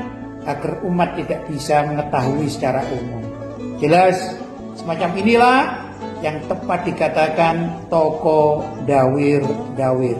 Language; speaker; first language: Indonesian; native; Indonesian